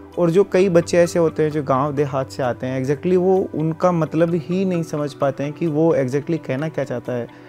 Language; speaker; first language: Hindi; native; Hindi